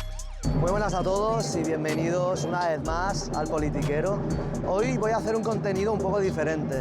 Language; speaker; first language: Spanish; native; Spanish